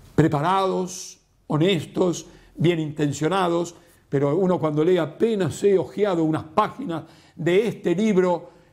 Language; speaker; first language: Spanish; native; Spanish